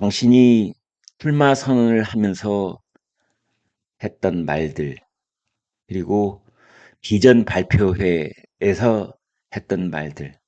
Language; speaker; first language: Korean; native; Korean